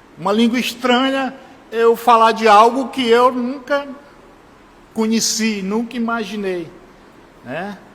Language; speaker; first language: Portuguese; native; Portuguese